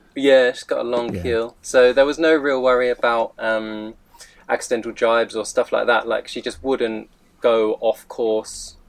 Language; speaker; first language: English; native; English